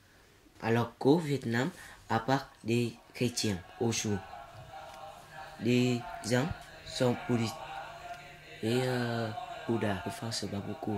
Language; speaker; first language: French; non-native, learner; Vietnamese